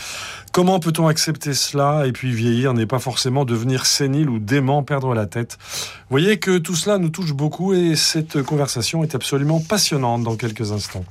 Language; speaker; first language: French; native; French